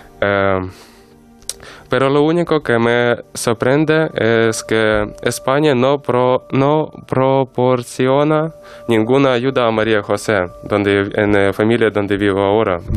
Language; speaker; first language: Spanish; non-native, learner; Ukrainian